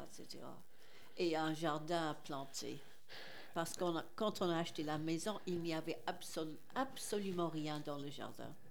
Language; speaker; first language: French; non-native, fluent; English